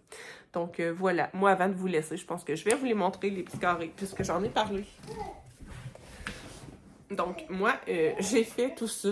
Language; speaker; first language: French; native; French